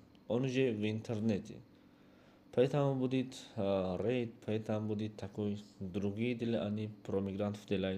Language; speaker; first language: Russian; non-native, learner; Uzbek